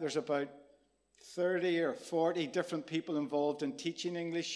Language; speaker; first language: English; native; English